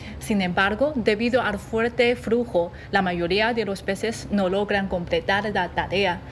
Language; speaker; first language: Spanish; non-native, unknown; Chinese